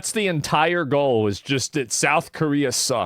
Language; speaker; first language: English; native; English